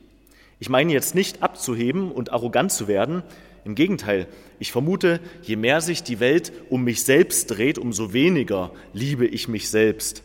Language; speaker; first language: German; native; German